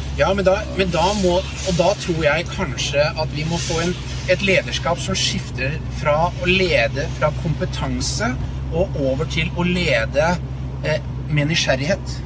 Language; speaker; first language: Norwegian; native; Norwegian